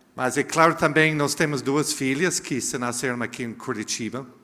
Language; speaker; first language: Portuguese; non-native, fluent; English